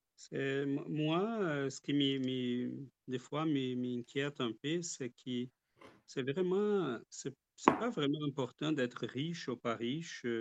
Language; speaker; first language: French; non-native, fluent; Portuguese